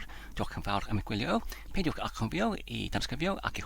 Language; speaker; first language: Welsh; non-native, fluent; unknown